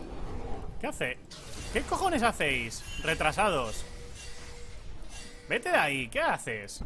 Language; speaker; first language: Spanish; native; Spanish